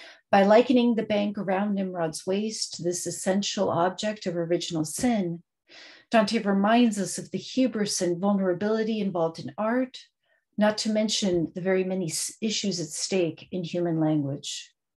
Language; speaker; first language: English; native; English